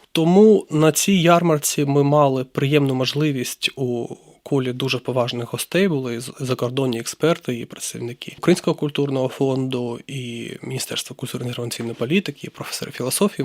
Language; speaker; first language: Ukrainian; native; Ukrainian